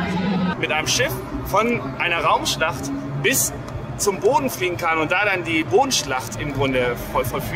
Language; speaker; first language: German; native; German